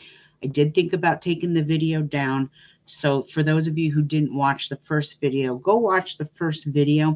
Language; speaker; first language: English; native; English